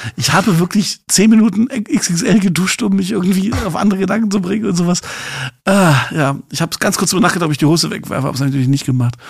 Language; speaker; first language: German; native; German